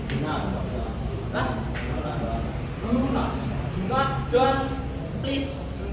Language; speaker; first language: English; non-native, learner; Indonesian